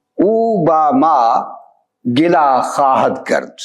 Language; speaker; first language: Persian; non-native, fluent; Urdu